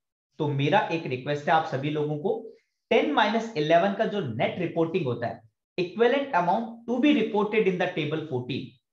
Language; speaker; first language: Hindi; native; Hindi